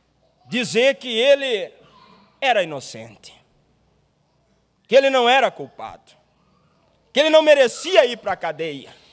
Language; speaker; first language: Portuguese; native; Portuguese